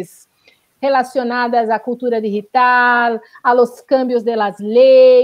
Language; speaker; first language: Spanish; non-native, learner; Portuguese